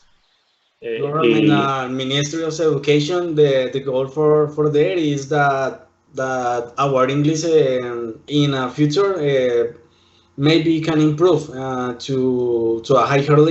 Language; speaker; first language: English; non-native, learner; Spanish